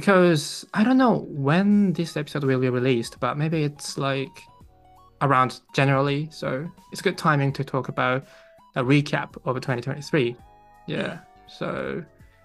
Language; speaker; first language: English; non-native, fluent; Japanese